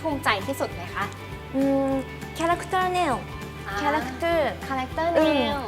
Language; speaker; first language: Thai; native; Thai